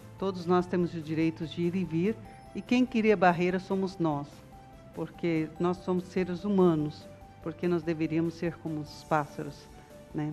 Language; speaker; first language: Portuguese; native; Portuguese